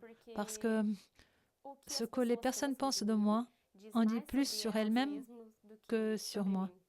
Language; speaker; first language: French; non-native, fluent; Portuguese